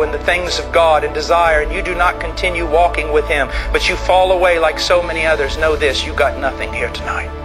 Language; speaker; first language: English; native; English